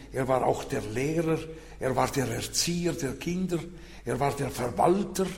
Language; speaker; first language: German; non-native, fluent; French